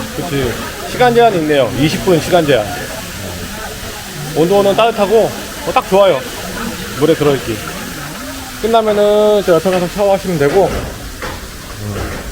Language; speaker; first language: Korean; native; Korean